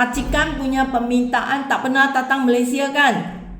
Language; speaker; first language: Indonesian; non-native, learner; Filipino